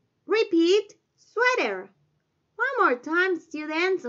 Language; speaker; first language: English; non-native, fluent; Spanish